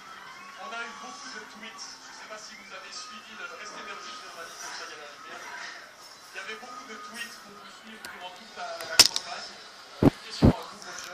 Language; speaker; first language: French; native; French